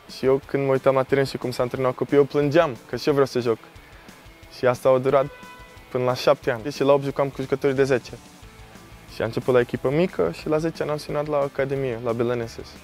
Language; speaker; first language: Romanian; early bilingual, heritage; Romanian